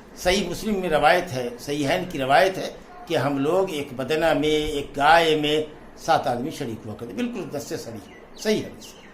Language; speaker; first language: Urdu; native; Urdu